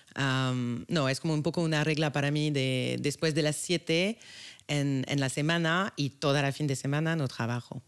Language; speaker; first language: Spanish; non-native, fluent; French